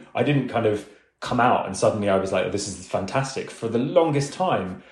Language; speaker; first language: English; early bilingual, other home language; Urdu